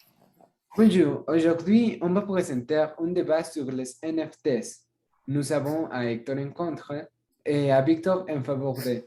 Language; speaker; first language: French; non-native, learner; Spanish